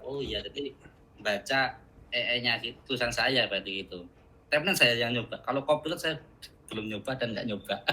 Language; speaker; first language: Indonesian; native; Indonesian